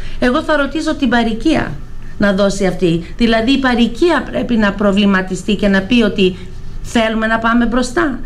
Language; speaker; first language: Greek; early bilingual, heritage; Greek